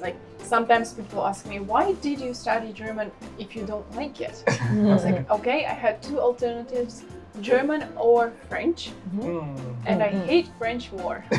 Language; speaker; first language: English; non-native, fluent; Ukrainian